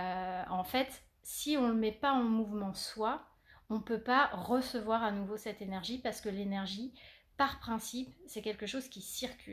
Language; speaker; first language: French; native; French